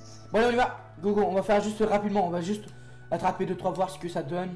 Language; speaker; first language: French; native; French